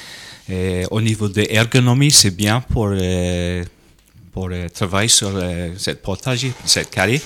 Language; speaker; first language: French; non-native, learner; English